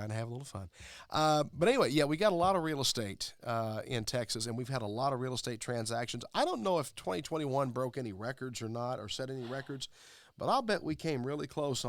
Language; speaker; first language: English; native; English